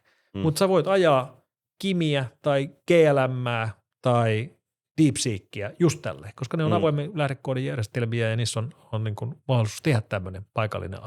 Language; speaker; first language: Finnish; native; Finnish